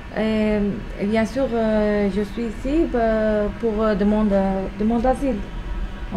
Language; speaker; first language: French; non-native, learner; Arabic